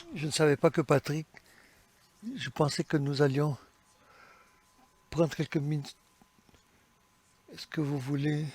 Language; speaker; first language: French; non-native, fluent; English